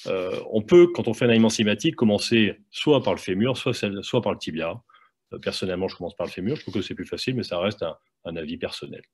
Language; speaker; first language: French; native; French